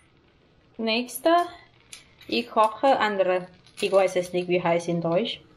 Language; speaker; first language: German; non-native, learner; Thai